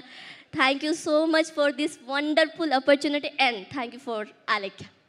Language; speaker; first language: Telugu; early bilingual, heritage; Telugu